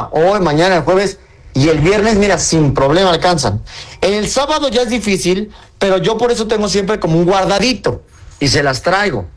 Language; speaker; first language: Spanish; native; Spanish